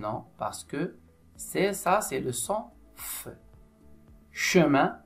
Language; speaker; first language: French; non-native, local second language; Arabic